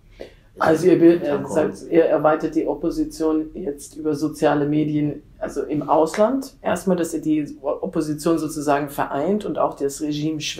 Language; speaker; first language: German; native; German